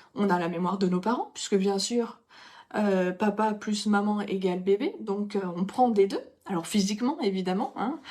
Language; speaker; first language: French; native; French